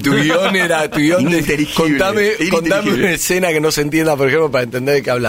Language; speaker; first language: Spanish; native; Spanish